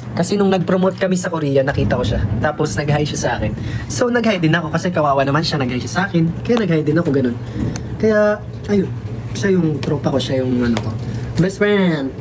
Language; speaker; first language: Filipino; non-native, local second language; Waray